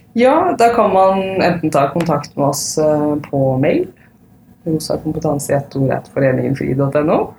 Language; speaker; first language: Norwegian; native; Norwegian